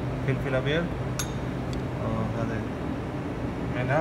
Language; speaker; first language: Arabic; non-native, learner; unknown